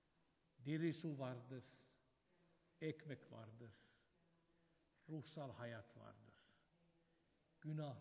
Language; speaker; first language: Turkish; non-native, fluent; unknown